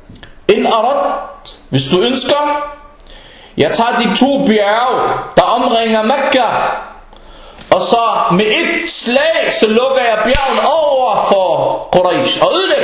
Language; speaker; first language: Danish; non-native, local second language; Arabic